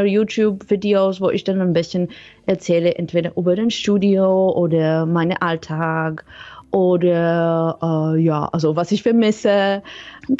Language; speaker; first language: German; non-native, fluent; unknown